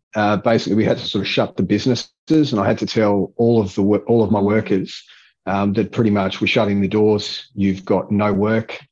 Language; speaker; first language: English; native; English